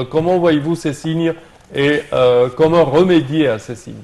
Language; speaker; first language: French; non-native, fluent; Arabic